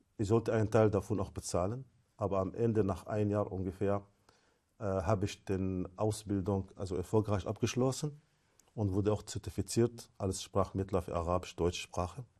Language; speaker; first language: German; non-native, fluent; Arabic